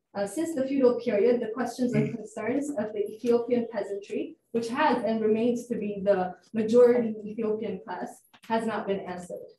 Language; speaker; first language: English; non-native, fluent; Amharic